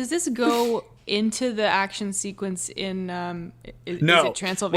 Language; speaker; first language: English; native; English